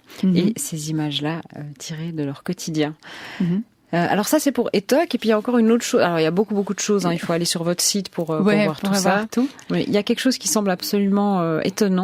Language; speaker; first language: French; native; French